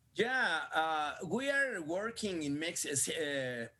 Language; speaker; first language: English; non-native, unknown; Spanish